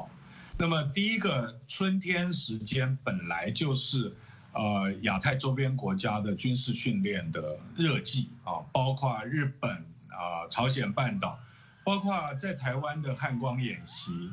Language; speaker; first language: Chinese; native; Chinese